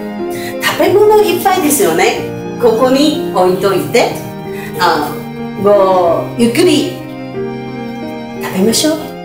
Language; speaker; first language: Japanese; non-native, learner; Chinese